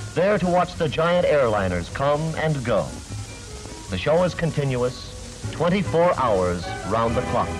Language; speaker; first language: English; native; English